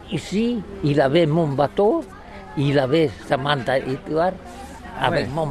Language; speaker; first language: French; non-native, learner; Catalan